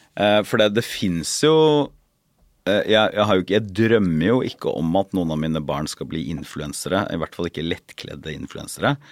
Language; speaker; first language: Norwegian; native; Norwegian